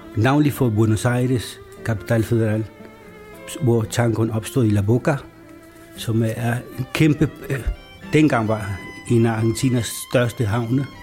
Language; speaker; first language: Danish; non-native, fluent; Spanish